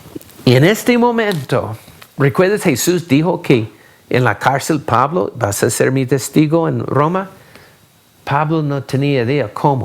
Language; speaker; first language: Spanish; non-native, fluent; English